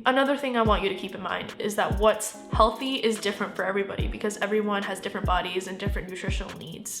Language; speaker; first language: English; native; English